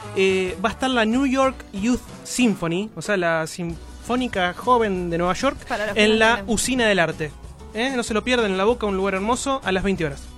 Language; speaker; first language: Spanish; native; Spanish